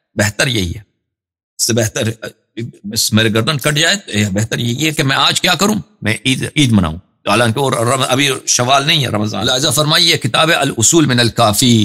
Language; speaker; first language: Urdu; non-native, fluent; Persian